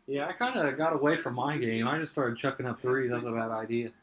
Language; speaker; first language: English; native; English